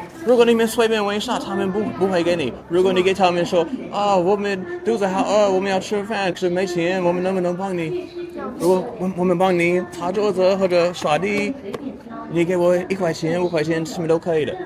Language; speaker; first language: Chinese; non-native, learner; English